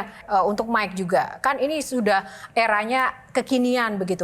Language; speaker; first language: Indonesian; native; Indonesian